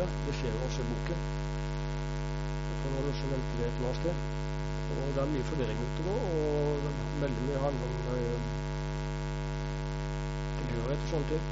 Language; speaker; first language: Norwegian; native; Norwegian